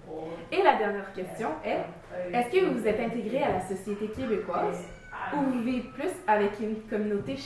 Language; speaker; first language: French; native; French